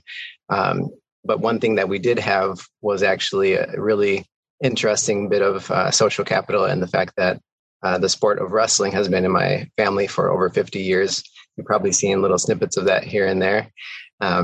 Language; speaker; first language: English; native; English